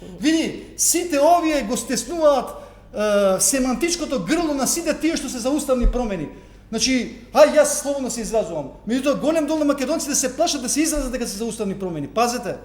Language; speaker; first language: Macedonian; non-native, local second language; Albanian